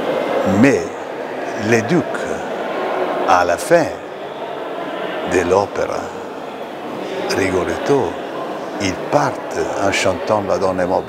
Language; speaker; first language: French; non-native, fluent; Italian